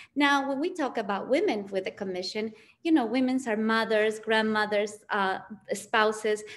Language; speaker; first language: English; early bilingual, other home language; Spanish